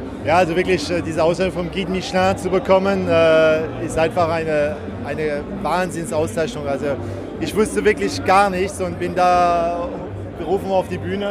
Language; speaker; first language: German; native; German